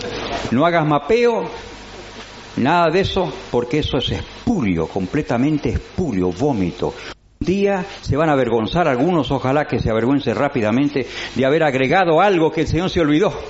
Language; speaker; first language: Spanish; native; Spanish